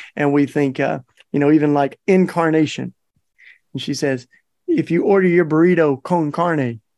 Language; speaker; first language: English; native; English